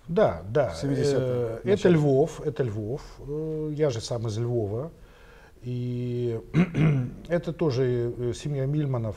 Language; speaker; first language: Russian; native; Russian